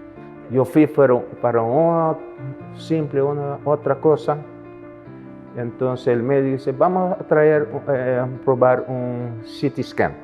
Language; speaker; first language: Spanish; non-native, fluent; Papiamento